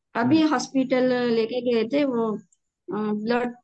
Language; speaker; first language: Hindi; native; Hindi